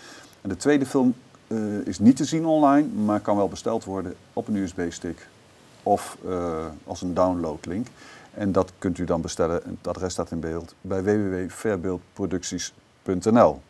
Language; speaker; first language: Dutch; native; Dutch